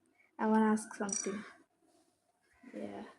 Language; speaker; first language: English; non-native, local second language; Malayalam